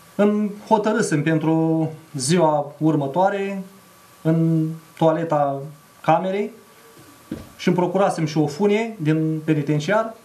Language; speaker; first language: Romanian; native; Romanian